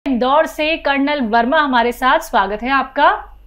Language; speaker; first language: Hindi; native; Hindi